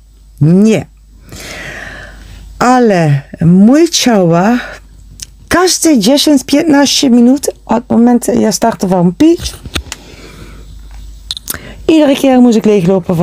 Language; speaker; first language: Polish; non-native, learner; Dutch